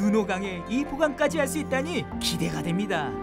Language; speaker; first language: Korean; native; Korean